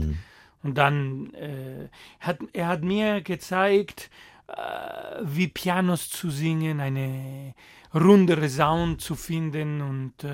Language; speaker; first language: German; non-native, fluent; Spanish